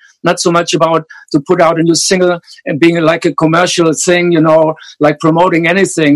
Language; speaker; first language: English; non-native, fluent; German